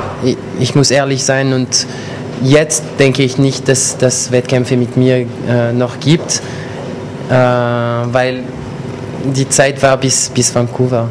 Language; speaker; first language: German; non-native, local second language; French